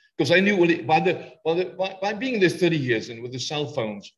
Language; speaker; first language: English; non-native, local second language; Afrikaans